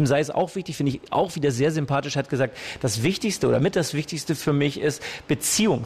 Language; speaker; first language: German; native; German